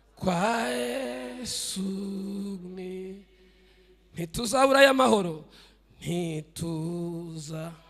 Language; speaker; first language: Kinyarwanda; native; Kinyarwanda